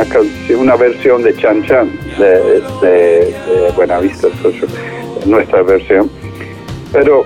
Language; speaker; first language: Spanish; non-native, fluent; English